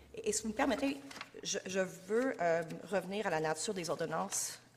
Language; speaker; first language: French; native; French